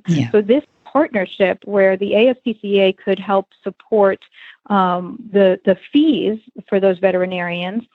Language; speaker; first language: English; native; English